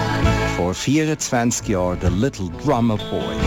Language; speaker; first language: German; native; German